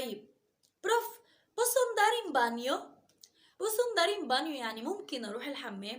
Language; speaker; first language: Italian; non-native, fluent; Arabic